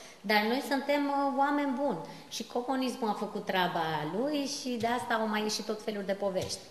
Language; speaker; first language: Romanian; non-native, fluent; Albanian